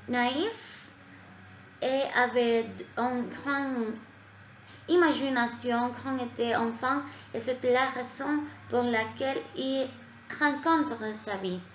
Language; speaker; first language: French; non-native, learner; Spanish